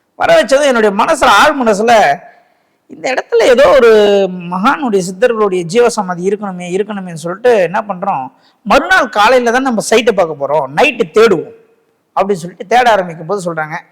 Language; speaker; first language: Tamil; native; Tamil